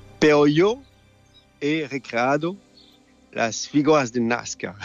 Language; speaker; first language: Spanish; non-native, fluent; French